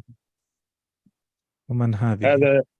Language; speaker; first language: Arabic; non-native, fluent; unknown